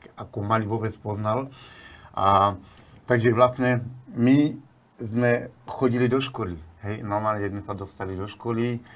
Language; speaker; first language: Slovak; non-native, fluent; Bambara